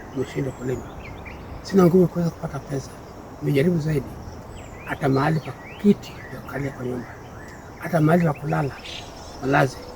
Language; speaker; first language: Swahili; non-native, local second language; Luo (Kenya and Tanzania)